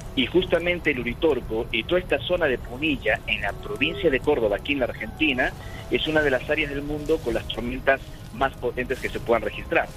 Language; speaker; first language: Spanish; native; Spanish